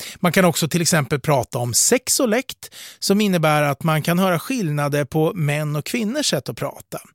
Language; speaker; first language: Swedish; native; Swedish